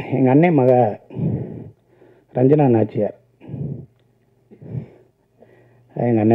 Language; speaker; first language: Tamil; native; Tamil